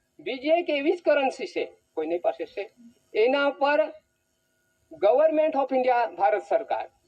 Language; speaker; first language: Gujarati; non-native, local second language; Bhili